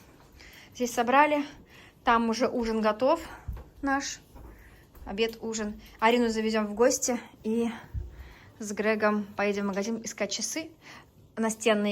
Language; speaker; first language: Russian; native; Russian